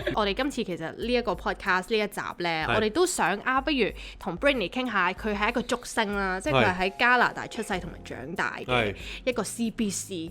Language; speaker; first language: Cantonese; native; Cantonese